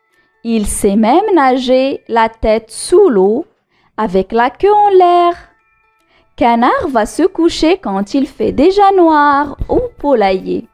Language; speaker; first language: French; non-native, local second language; Arabic